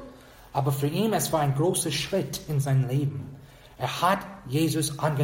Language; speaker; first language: German; non-native, fluent; English